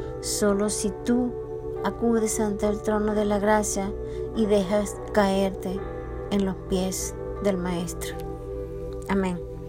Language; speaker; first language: Spanish; native; Spanish